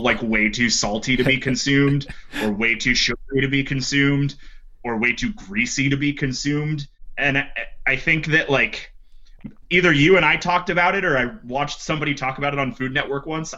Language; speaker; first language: English; native; English